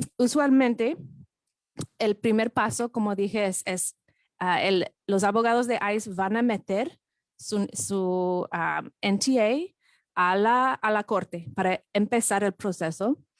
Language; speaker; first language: Spanish; non-native, fluent; English